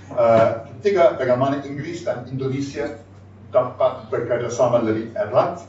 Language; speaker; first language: Indonesian; non-native, fluent; English